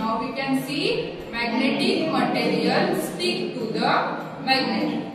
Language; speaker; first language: English; non-native, local second language; Marathi